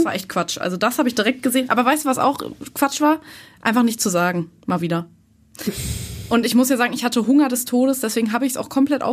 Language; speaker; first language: German; native; German